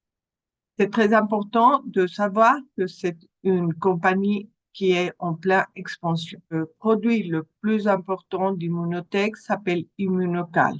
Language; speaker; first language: French; non-native, fluent; Spanish